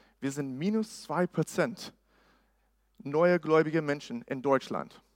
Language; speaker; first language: German; non-native, fluent; English